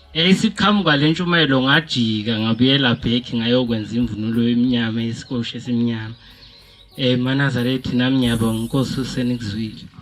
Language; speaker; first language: Zulu; native; Zulu